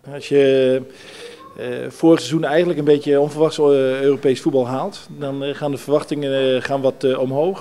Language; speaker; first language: Dutch; native; Dutch